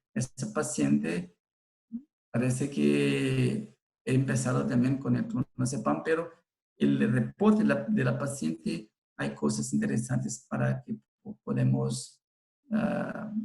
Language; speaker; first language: Spanish; non-native, fluent; Portuguese